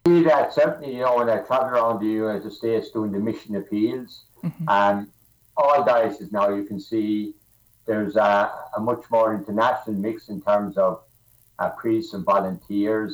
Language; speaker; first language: English; native; English